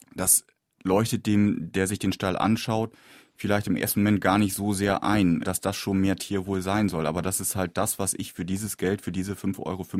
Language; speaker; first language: German; native; German